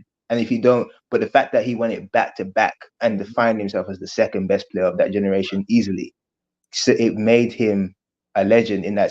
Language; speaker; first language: English; native; English